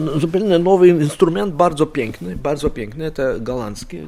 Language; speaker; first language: Polish; non-native, learner; Lithuanian